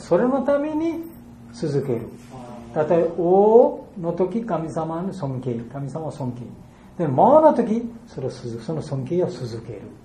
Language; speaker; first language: Japanese; non-native, fluent; Bangla